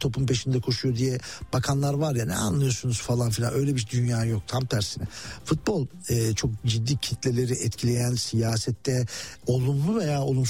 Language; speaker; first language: Turkish; native; Turkish